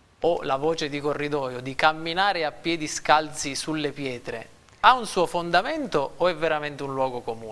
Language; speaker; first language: Italian; native; Italian